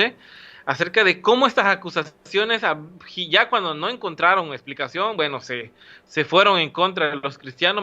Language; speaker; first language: Spanish; native; Spanish